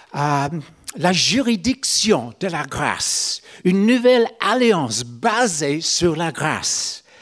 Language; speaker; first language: French; non-native, fluent; English